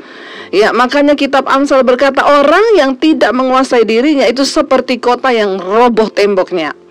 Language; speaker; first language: Indonesian; native; Indonesian